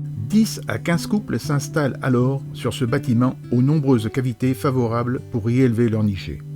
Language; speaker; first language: French; native; French